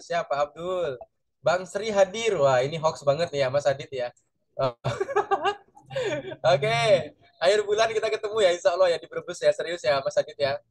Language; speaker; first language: Indonesian; native; Indonesian